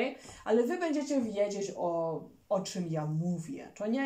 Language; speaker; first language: Polish; early bilingual, heritage; German